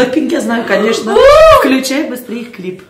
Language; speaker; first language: Russian; native; Russian